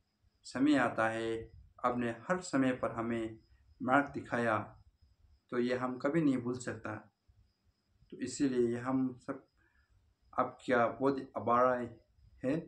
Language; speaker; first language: Hindi; non-native, local second language; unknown